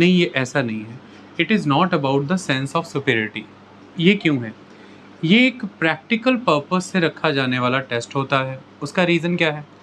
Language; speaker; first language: Hindi; non-native, local second language; Punjabi